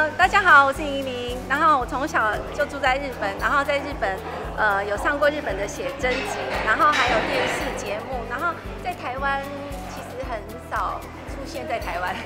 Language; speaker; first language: Chinese; early bilingual, heritage; Chinese